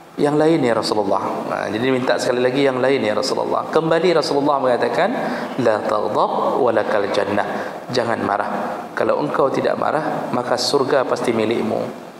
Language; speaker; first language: Malay; non-native, local second language; Achinese